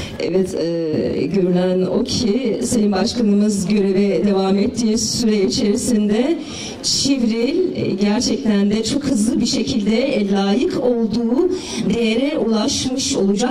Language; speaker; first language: Turkish; native; Turkish